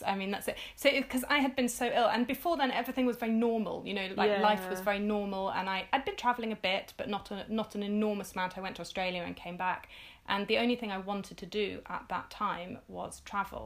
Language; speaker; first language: English; native; English